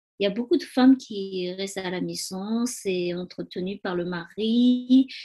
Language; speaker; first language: French; non-native, learner; Tibetan